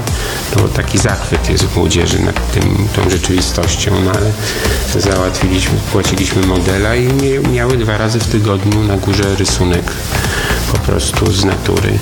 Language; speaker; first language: Polish; native; Polish